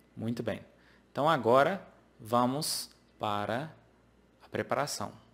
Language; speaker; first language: Portuguese; non-native, fluent; English